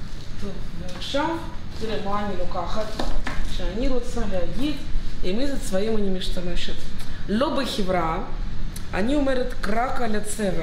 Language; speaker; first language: Hebrew; non-native, fluent; Russian